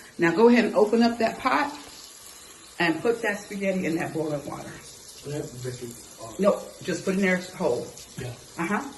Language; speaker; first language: English; native; English